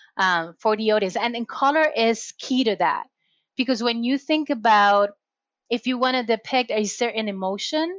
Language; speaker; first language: English; non-native, fluent; Spanish